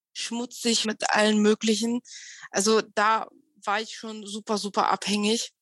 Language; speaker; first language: German; early bilingual, other home language; Russian